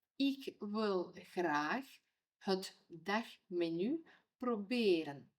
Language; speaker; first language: Dutch; non-native, fluent; Ukrainian